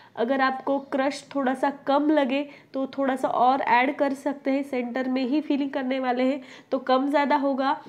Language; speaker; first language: Hindi; non-native, local second language; Marathi